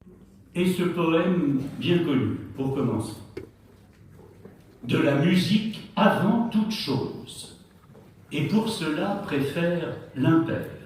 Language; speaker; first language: French; native; French